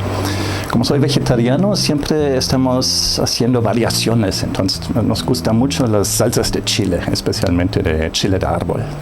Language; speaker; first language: Spanish; non-native, fluent; German